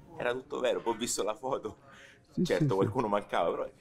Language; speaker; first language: Italian; native; Italian